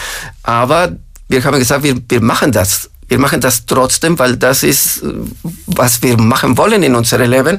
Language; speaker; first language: German; non-native, fluent; Spanish